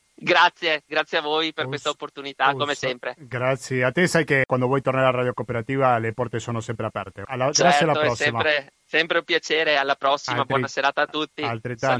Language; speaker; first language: Italian; non-native, fluent; Spanish